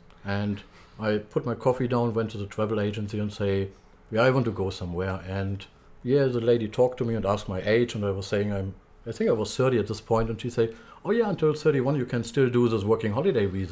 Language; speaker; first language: English; non-native, learner; German